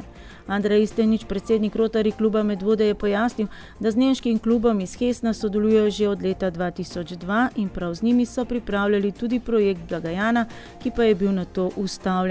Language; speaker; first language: Slovenian; native; Slovenian